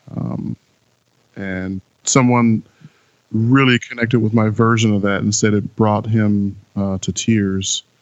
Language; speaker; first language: English; native; English